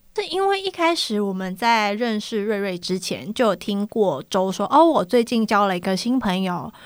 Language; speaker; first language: Chinese; native; Chinese